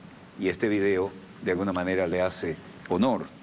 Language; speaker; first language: Spanish; native; Spanish